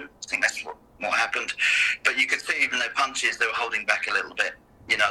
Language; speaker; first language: English; native; English